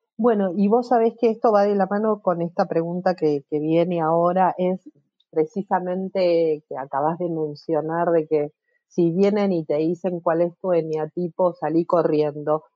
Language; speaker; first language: Spanish; native; Spanish